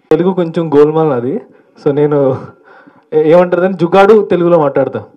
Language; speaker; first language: Telugu; non-native, learner; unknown